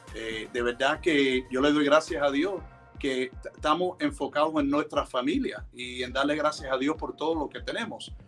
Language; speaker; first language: Spanish; early bilingual, heritage; Spanish